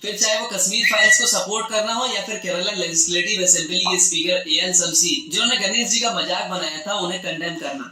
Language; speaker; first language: Hindi; native; Hindi